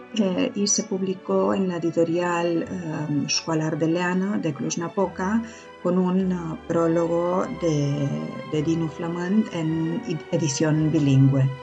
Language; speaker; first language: Spanish; non-native, fluent; Romanian